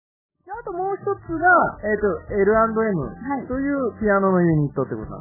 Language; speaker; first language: Japanese; native; Japanese